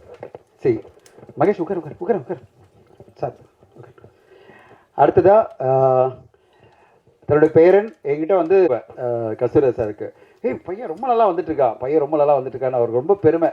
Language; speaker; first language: Tamil; native; Tamil